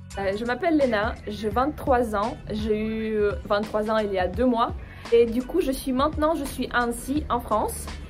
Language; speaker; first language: French; non-native, fluent; Russian